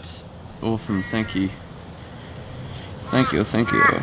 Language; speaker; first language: English; native; English